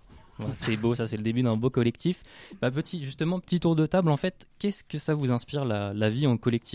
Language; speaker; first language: French; native; French